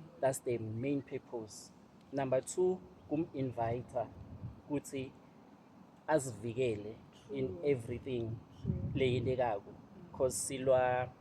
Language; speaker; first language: Zulu; non-native, local second language; Swati